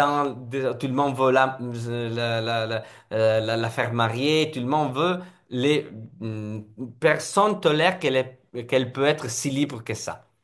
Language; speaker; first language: French; non-native, fluent; Italian